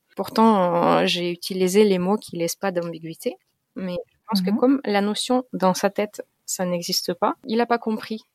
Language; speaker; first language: French; non-native, fluent; Russian